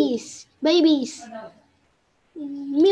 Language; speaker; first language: English; non-native, learner; Vietnamese